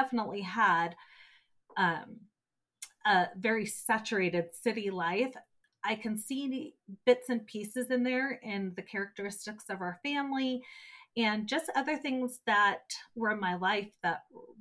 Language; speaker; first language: English; native; English